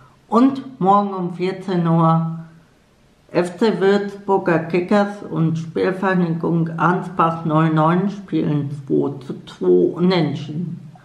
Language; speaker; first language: German; native; German